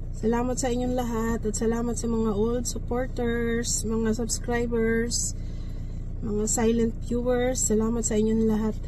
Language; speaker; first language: Filipino; non-native, local second language; Cebuano